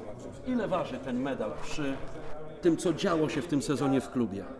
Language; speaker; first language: Polish; native; Polish